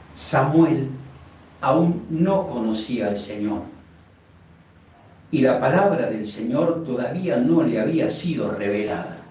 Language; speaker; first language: Spanish; native; Spanish